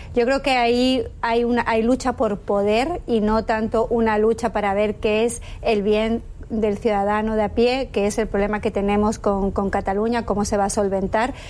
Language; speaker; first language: Spanish; native; Spanish